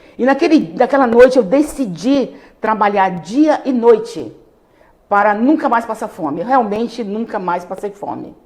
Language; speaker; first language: Portuguese; native; Portuguese